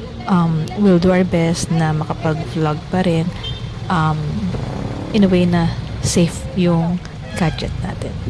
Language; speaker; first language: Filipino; native; Filipino